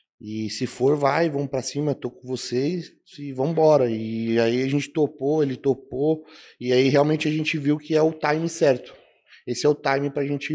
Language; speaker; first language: Portuguese; native; Portuguese